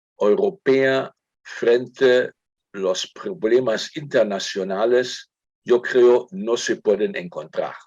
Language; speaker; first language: Spanish; non-native, fluent; German